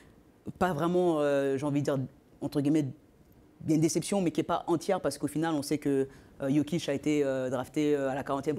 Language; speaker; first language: French; native; French